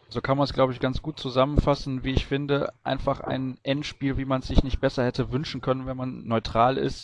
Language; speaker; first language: German; native; German